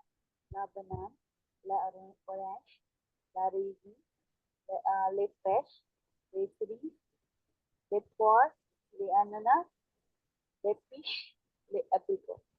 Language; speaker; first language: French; non-native, learner; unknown